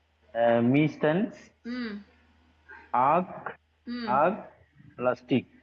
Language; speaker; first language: German; non-native, learner; Tamil